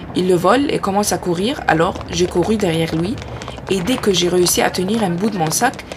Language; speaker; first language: French; non-native, fluent; Arabic